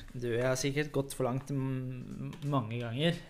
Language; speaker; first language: Norwegian; non-native, fluent; Persian